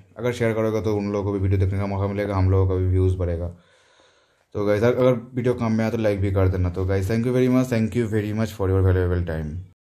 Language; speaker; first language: Hindi; non-native, local second language; Bangla